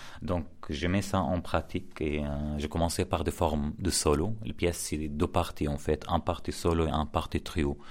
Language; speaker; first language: French; non-native, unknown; Arabic